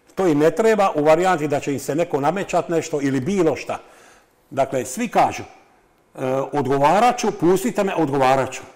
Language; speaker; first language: Croatian; native; Croatian